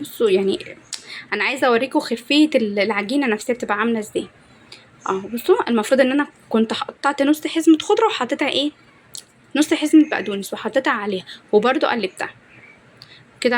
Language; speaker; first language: Arabic; native; Arabic